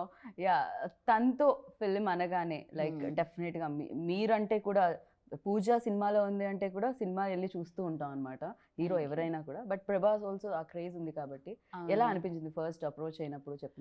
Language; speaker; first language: Telugu; native; Telugu